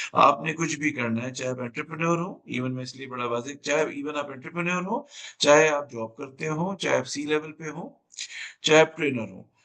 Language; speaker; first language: Urdu; native; Urdu